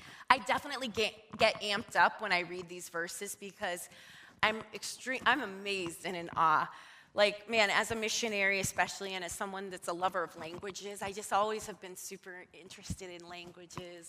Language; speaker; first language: English; native; English